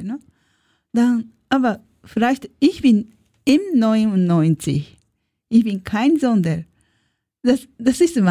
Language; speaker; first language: German; non-native, learner; Japanese